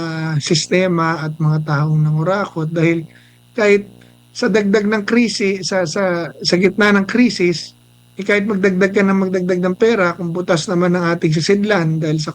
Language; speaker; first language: Filipino; native; Filipino